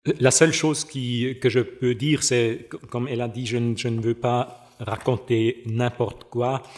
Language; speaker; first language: French; non-native, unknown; German